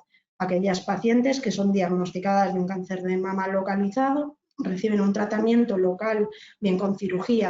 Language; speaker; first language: Spanish; native; Spanish